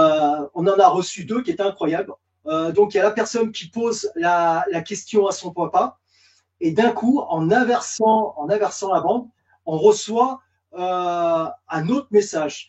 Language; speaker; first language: French; native; French